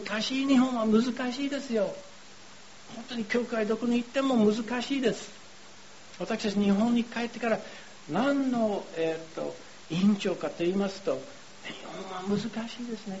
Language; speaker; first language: Japanese; non-native, fluent; English